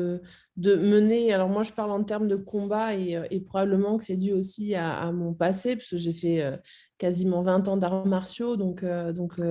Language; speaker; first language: French; native; French